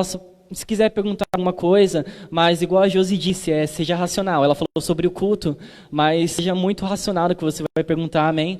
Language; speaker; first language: Portuguese; native; Portuguese